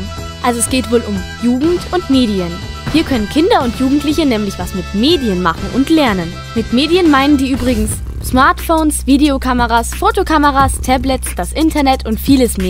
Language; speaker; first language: German; native; German